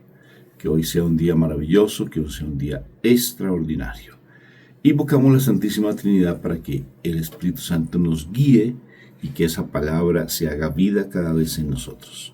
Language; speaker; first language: Spanish; native; Spanish